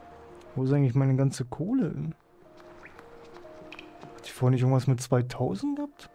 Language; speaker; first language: German; native; German